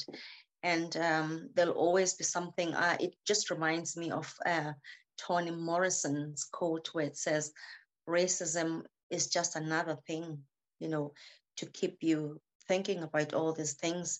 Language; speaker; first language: English; native; English